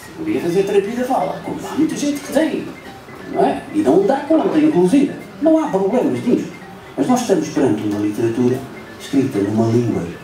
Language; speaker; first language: Portuguese; non-native, local second language; Upper Guinea Crioulo